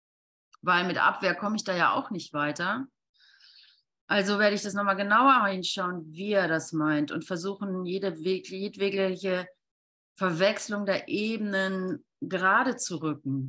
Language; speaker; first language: German; native; German